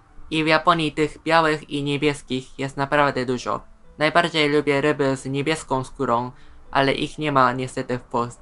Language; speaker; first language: Polish; non-native, fluent; Japanese